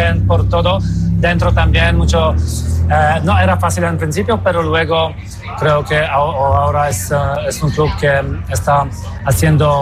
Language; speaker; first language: Spanish; non-native, fluent; Polish